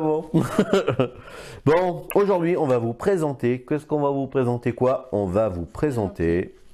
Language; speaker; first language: French; native; French